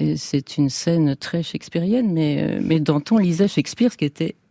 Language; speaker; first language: French; native; French